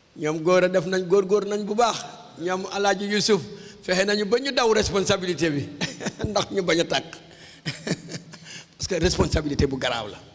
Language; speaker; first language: Wolof; native; Wolof